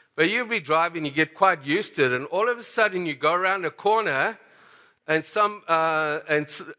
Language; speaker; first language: English; native; English